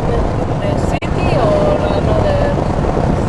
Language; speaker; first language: English; non-native, learner; Spanish